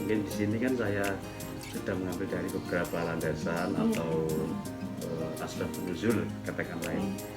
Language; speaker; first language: Indonesian; native; Indonesian